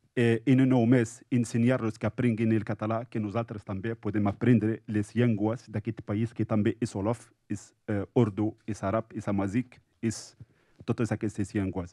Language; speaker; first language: Catalan; non-native, local second language; Spanish